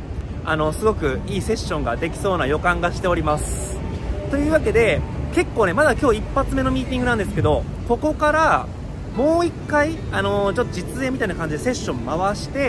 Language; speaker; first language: Japanese; native; Japanese